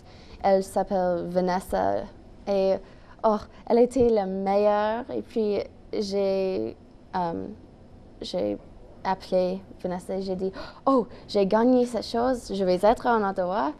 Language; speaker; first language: French; non-native, local second language; English